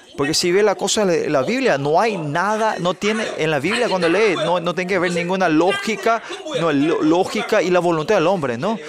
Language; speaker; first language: Spanish; non-native, fluent; Korean